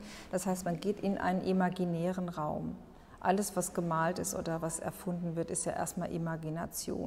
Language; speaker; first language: German; native; German